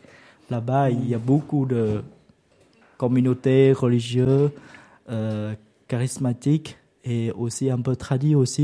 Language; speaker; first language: French; non-native, learner; Vietnamese